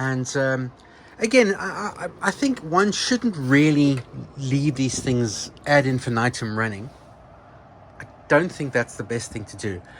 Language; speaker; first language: English; native; English